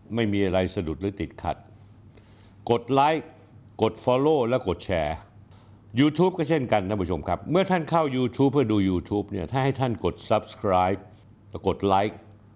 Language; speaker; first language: Thai; native; Thai